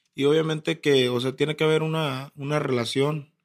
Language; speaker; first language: Spanish; native; Spanish